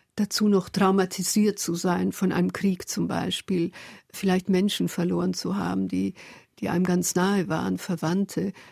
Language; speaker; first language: German; early bilingual, other home language; Hungarian